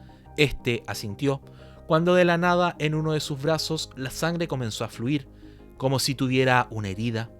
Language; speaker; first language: Spanish; native; Spanish